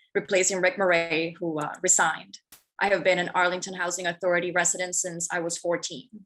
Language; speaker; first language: English; early bilingual, other home language; Spanish